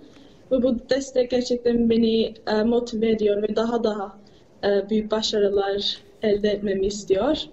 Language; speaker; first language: Turkish; early bilingual, heritage; English